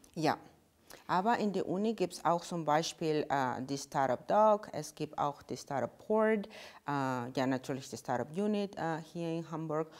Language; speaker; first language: German; non-native, fluent; Spanish